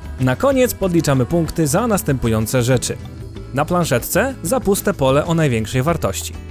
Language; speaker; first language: Polish; native; Polish